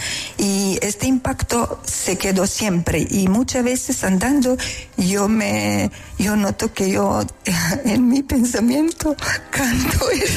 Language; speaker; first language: Spanish; non-native, fluent; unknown